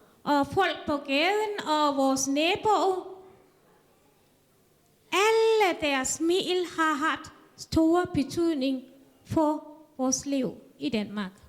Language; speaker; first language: Danish; non-native, fluent; Tamil